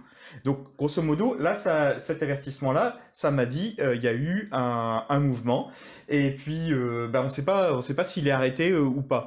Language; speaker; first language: French; native; French